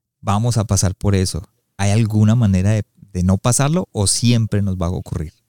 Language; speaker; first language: Spanish; early bilingual, heritage; Spanish